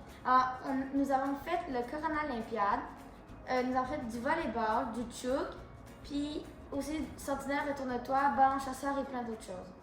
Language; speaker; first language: French; native; French